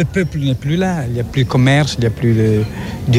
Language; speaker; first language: French; non-native, fluent; Italian